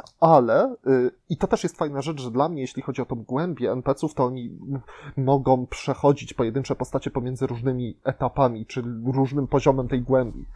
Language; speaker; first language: Polish; native; Polish